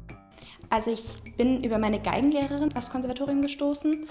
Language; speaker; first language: German; native; German